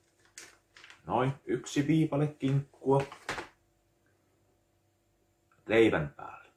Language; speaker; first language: Finnish; native; Finnish